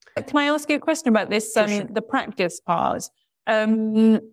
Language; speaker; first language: English; native; English